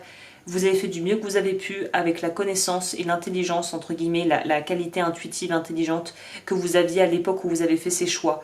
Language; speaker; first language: French; native; French